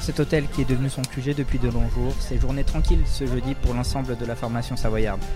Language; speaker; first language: French; native; French